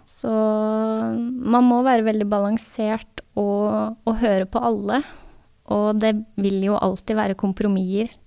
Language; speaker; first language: Norwegian; native; Norwegian